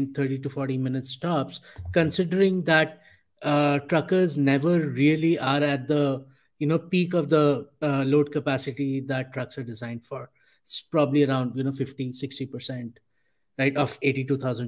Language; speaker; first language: English; non-native, local second language; Hindi